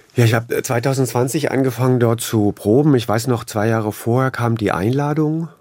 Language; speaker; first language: German; native; German